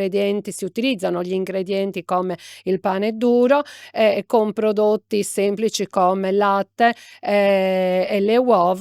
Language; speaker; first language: Italian; native; Italian